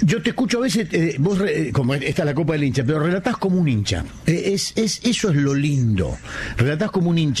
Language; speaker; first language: Spanish; native; Spanish